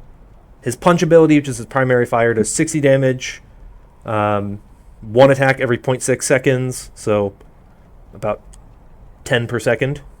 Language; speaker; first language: English; native; English